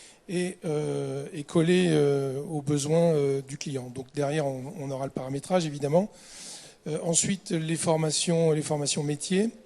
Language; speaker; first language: French; native; French